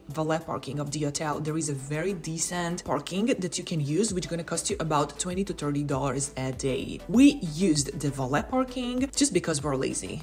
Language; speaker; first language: English; non-native, fluent; Hebrew